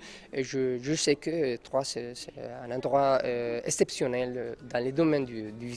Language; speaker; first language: French; non-native, learner; Spanish